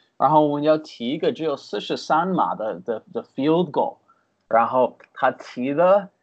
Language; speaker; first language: Chinese; early bilingual, heritage; Chinese